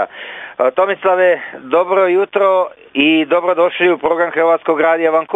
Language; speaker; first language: Croatian; native; Croatian